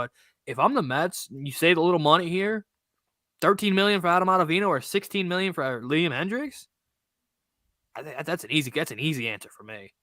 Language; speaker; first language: English; native; English